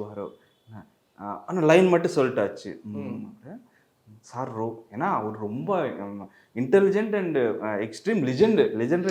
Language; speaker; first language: Tamil; non-native, learner; Telugu